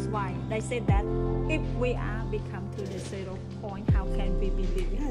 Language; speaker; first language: English; non-native, learner; Khmer